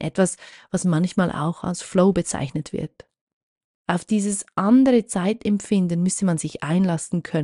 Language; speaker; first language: German; native; German